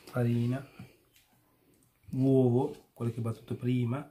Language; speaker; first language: Italian; non-native, learner; Sinhala